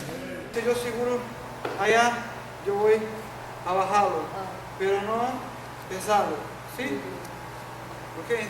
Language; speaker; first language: Spanish; non-native, learner; Portuguese